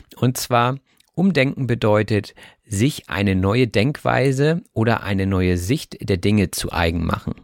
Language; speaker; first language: German; native; German